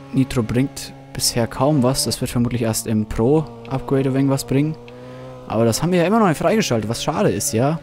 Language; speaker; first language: German; native; German